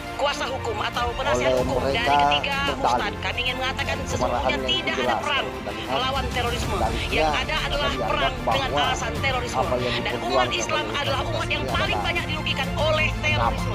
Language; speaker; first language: Indonesian; native; Indonesian